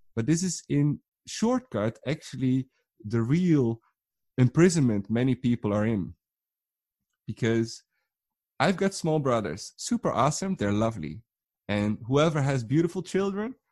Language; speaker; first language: English; non-native, fluent; Dutch